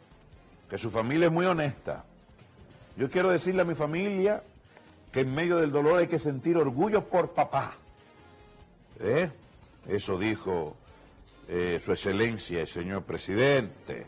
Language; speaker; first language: Spanish; native; Spanish